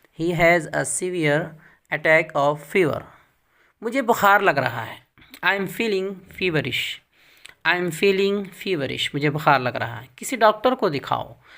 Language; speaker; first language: Urdu; native; Urdu